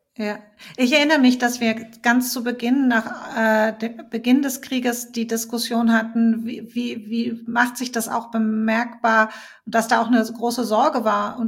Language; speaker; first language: German; native; German